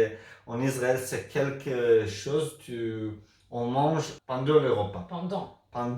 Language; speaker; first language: French; non-native, learner; Hebrew